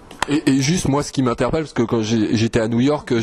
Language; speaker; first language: French; native; French